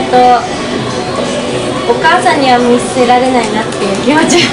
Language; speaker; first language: Japanese; native; Japanese